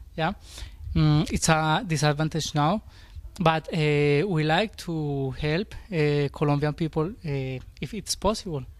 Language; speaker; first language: English; non-native, learner; Spanish